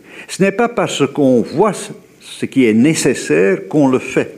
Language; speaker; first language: French; native; French